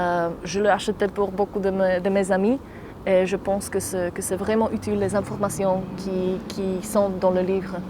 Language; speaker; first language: French; non-native, fluent; Slovak